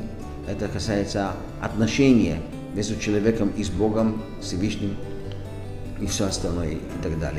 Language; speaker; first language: Russian; non-native, fluent; Hebrew